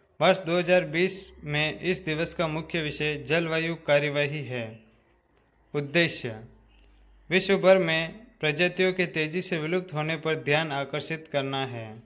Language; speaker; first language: Hindi; native; Hindi